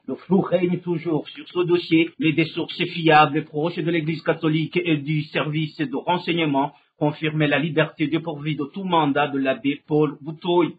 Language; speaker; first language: French; non-native, local second language; Rundi